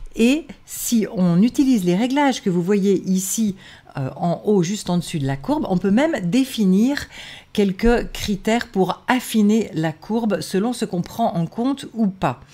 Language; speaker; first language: French; native; French